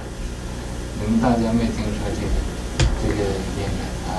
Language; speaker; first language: Chinese; native; Chinese